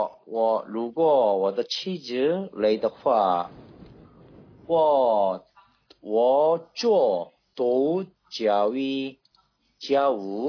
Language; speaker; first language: Chinese; non-native, learner; Korean